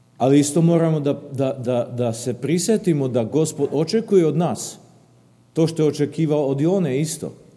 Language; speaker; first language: Serbian; early bilingual, heritage; Serbian